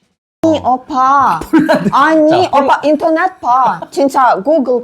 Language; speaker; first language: Korean; non-native, learner; Ukrainian